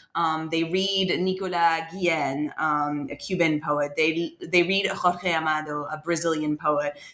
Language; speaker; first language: English; non-native, fluent; French